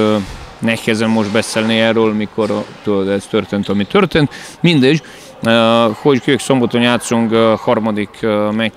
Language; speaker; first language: Hungarian; non-native, learner; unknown